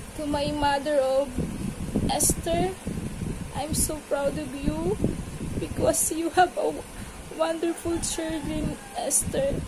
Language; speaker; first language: English; non-native, local second language; Filipino